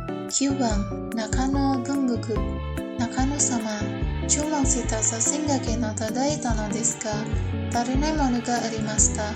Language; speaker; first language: Japanese; non-native, learner; Indonesian